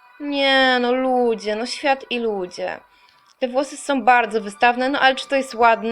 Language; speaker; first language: Polish; native; Polish